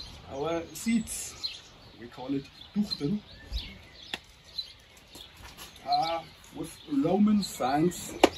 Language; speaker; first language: English; non-native, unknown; German